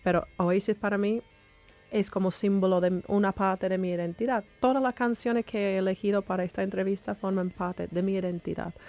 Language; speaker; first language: Spanish; non-native, fluent; English